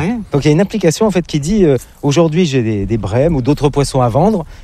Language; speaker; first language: French; native; French